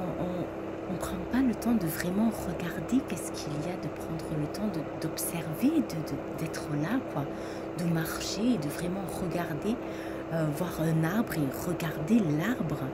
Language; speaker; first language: French; native; French